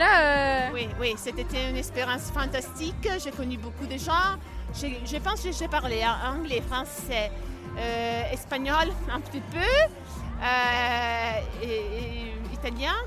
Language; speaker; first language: French; non-native, fluent; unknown